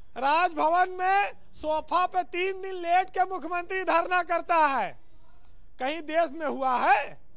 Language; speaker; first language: Hindi; native; Hindi